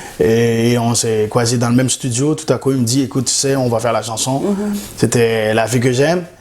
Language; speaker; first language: French; non-native, local second language; Haitian Creole